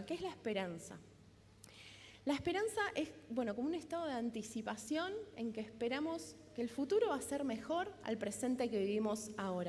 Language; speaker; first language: Spanish; native; Spanish